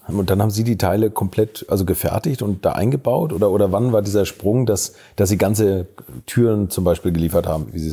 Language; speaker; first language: German; native; German